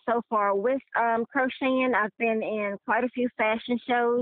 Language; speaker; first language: English; native; English